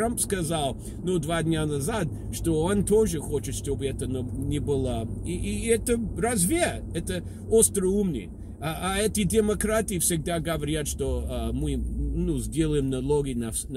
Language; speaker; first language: Russian; non-native, fluent; English